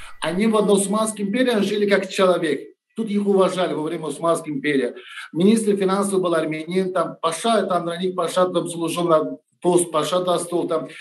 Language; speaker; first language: Russian; non-native, learner; Turkish